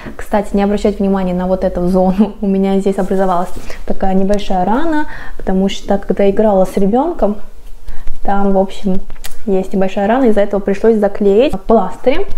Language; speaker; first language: Russian; non-native, fluent; Korean